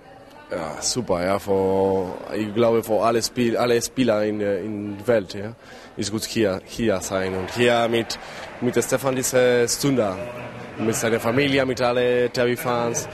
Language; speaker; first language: German; non-native, learner; Spanish